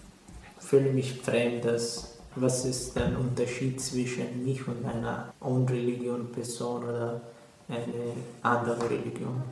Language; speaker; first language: German; non-native, learner; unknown